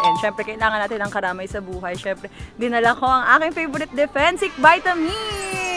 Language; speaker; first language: Filipino; native; Filipino